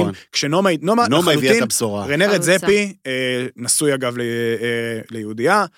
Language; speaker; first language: Hebrew; native; Hebrew